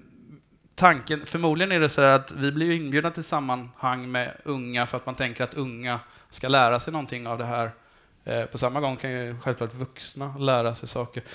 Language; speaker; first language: Swedish; native; Swedish